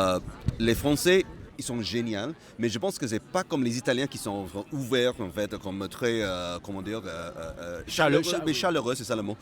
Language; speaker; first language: French; non-native, fluent; Malay